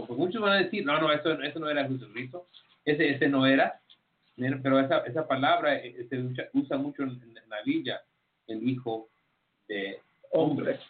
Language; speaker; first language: Spanish; early bilingual, heritage; Spanish